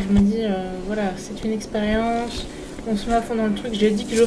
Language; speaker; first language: French; native; French